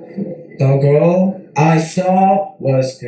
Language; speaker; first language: English; non-native, learner; Korean